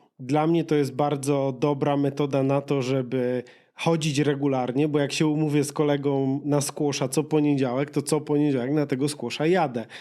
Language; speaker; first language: Polish; native; Polish